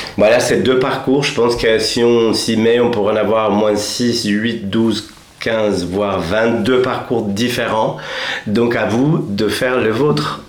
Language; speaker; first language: French; non-native, fluent; Spanish